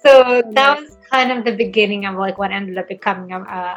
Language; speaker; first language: English; non-native, fluent; Swedish